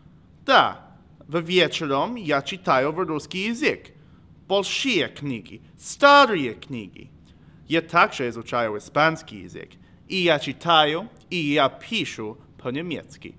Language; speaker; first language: Russian; non-native, learner; English